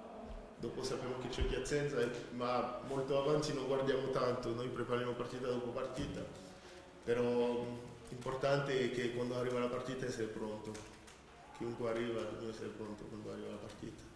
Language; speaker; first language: Italian; non-native, fluent; French